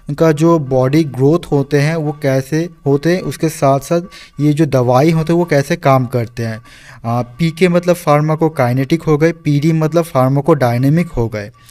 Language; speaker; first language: Hindi; non-native, local second language; Bangla